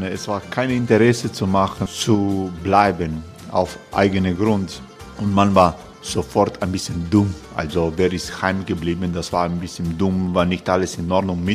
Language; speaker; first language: German; non-native, fluent; Croatian